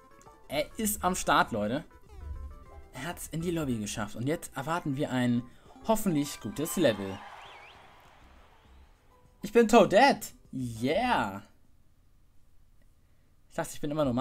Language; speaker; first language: German; native; German